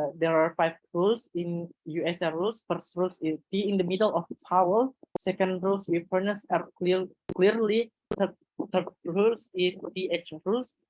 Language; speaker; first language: English; non-native, learner; Indonesian